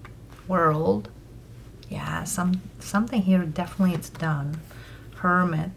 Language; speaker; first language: English; non-native, fluent; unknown